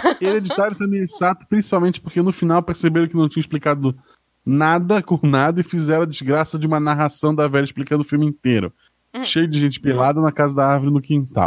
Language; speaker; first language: Portuguese; native; Portuguese